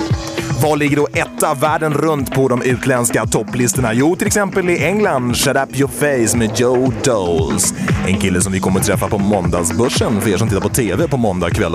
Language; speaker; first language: Swedish; native; Swedish